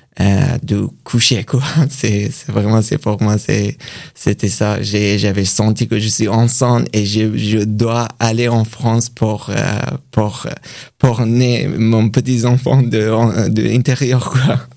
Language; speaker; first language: French; non-native, learner; Persian